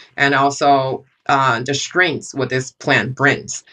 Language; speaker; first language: English; non-native, fluent; Chinese